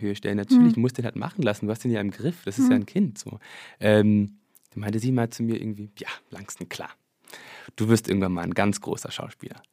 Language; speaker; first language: German; early bilingual, other home language; English